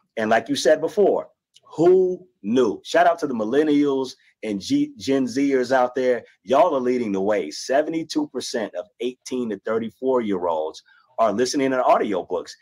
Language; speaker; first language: English; native; English